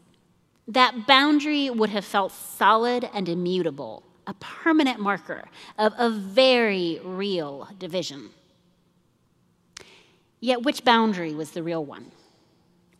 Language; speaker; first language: English; native; English